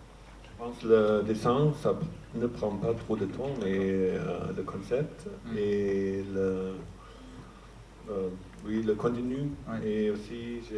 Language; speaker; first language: French; non-native, fluent; German